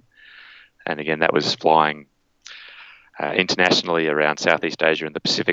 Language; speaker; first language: English; native; English